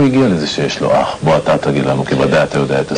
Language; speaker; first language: Hebrew; native; Hebrew